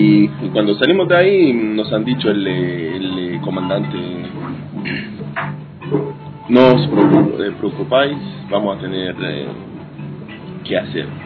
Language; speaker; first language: Spanish; non-native, fluent; Hebrew